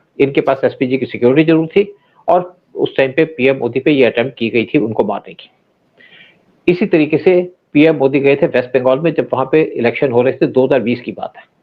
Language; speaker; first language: Hindi; native; Hindi